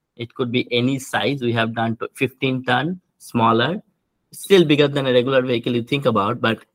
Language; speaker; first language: English; non-native, local second language; Bangla